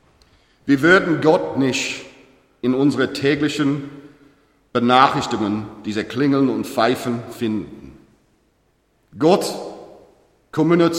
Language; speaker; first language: German; non-native, learner; English